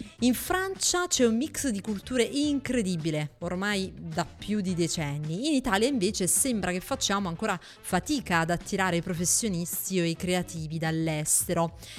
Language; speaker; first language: Italian; native; Italian